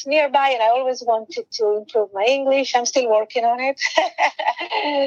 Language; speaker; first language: English; non-native, fluent; Italian